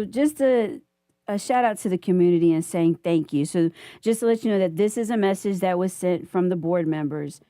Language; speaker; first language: English; native; English